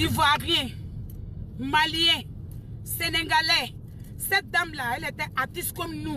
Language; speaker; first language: French; non-native, local second language; Dyula